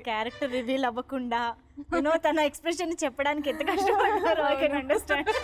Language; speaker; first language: Telugu; native; Telugu